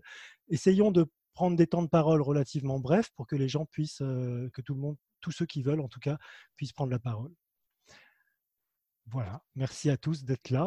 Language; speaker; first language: French; native; French